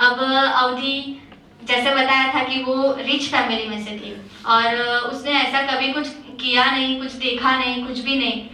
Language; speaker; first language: Hindi; native; Hindi